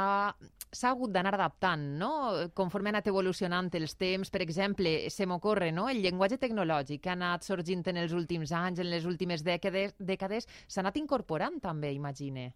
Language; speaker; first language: Catalan; native; Catalan